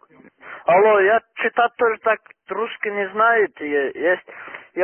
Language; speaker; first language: Russian; non-native, local second language; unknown